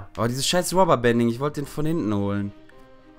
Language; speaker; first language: German; native; German